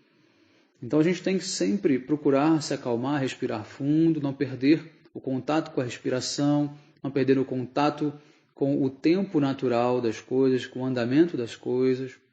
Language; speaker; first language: Portuguese; native; Portuguese